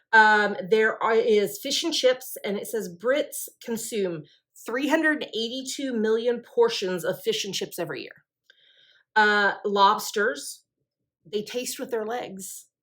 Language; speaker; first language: English; native; English